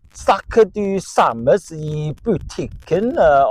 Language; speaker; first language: Norwegian; non-native, learner; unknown